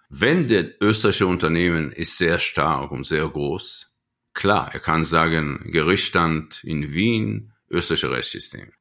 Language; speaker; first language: German; non-native, fluent; Hebrew